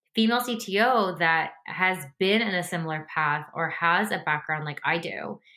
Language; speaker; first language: English; native; English